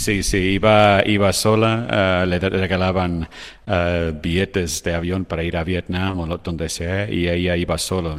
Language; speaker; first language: Spanish; non-native, fluent; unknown